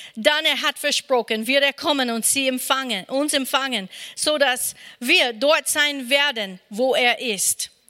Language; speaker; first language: German; non-native, fluent; English